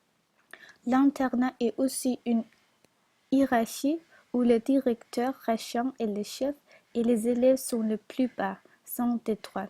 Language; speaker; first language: French; non-native, learner; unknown